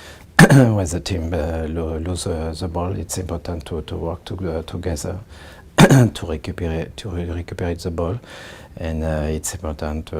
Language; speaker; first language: English; non-native, learner; French